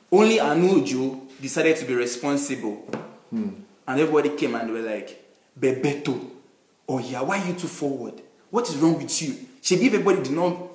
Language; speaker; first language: English; non-native, local second language; Yoruba